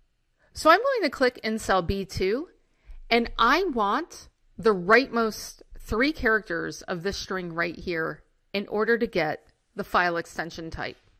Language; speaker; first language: English; native; English